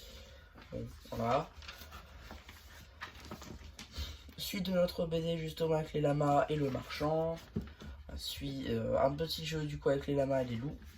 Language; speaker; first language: French; native; French